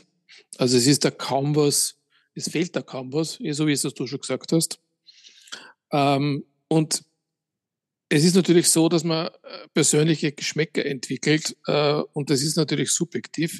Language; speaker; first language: German; native; German